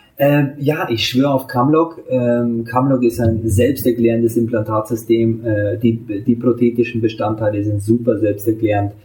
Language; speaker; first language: German; early bilingual, other home language; Hungarian